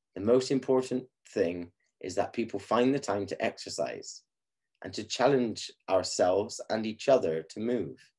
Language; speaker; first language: English; native; English